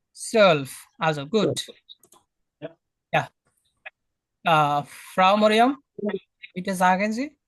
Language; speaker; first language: German; non-native, fluent; Bangla